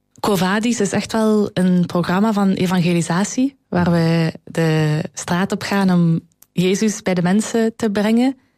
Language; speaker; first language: Dutch; native; Dutch